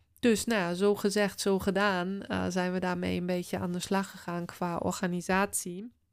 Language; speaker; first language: Dutch; non-native, fluent; German